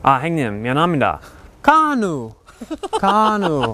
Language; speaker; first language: Korean; non-native, fluent; English